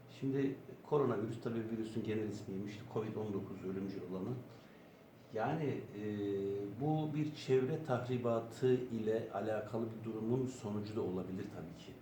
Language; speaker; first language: Turkish; native; Turkish